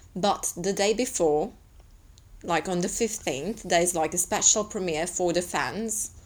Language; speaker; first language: English; non-native, fluent; Latvian